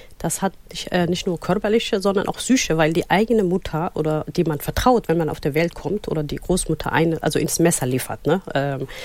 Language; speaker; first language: German; non-native, fluent; Somali